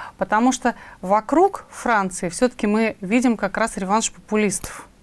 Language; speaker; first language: Russian; native; Russian